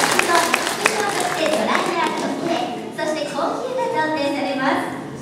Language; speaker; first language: Japanese; native; Japanese